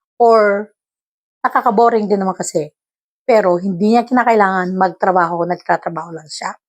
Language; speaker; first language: Filipino; non-native, local second language; Iloko